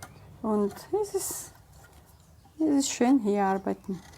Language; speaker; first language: German; early bilingual, heritage; German